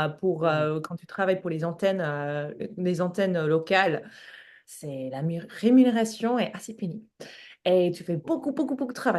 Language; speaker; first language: French; non-native, fluent; English